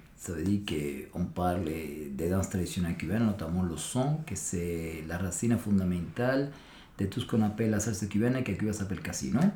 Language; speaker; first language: French; non-native, fluent; Spanish